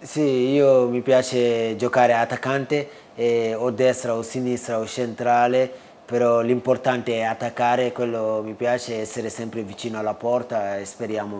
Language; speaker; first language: Italian; non-native, fluent; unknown